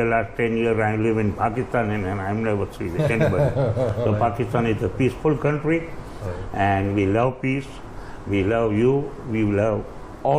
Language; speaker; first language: English; non-native, learner; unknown